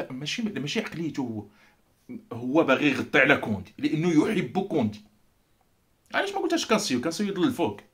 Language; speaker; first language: Arabic; native; Arabic